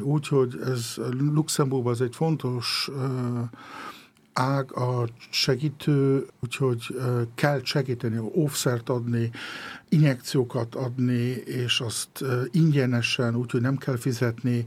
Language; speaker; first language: Hungarian; early bilingual, heritage; Hungarian